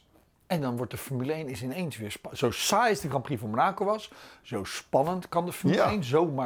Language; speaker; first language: Dutch; native; Dutch